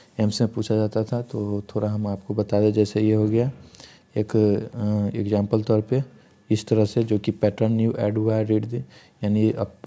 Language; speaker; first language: Hindi; native; Hindi